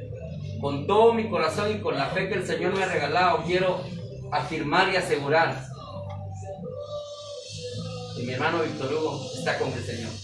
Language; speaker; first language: Spanish; native; Spanish